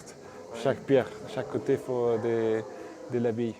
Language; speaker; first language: French; non-native, fluent; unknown